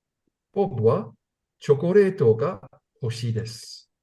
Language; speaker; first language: Japanese; non-native, learner; English